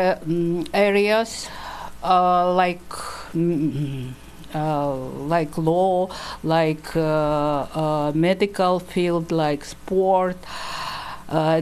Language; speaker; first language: English; non-native, learner; Georgian